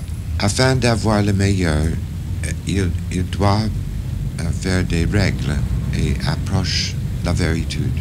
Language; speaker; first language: French; non-native, fluent; English